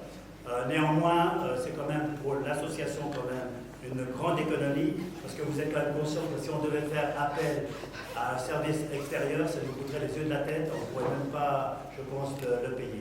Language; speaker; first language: French; native; French